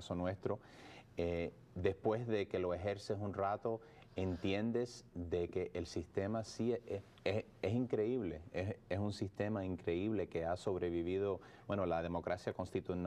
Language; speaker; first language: Spanish; early bilingual, heritage; Spanish